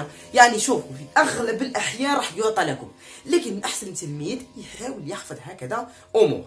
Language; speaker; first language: Arabic; native; Arabic